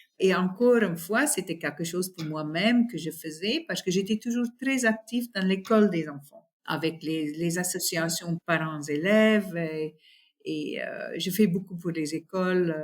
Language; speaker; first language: French; non-native, fluent; Afrikaans